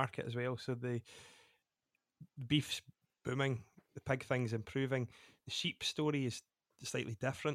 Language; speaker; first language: English; native; English